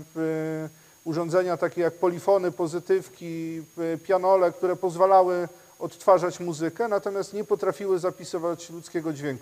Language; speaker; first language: Polish; native; Polish